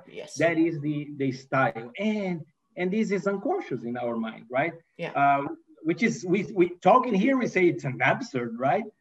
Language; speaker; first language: English; non-native, fluent; Portuguese